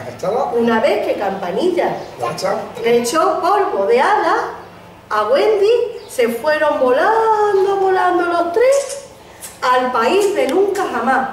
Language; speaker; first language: Spanish; native; Spanish